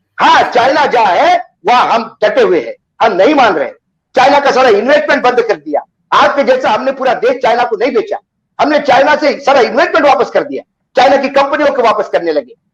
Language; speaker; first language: Hindi; native; Hindi